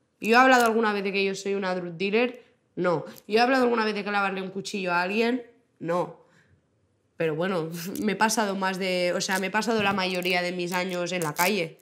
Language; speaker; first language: Spanish; non-native, local second language; Catalan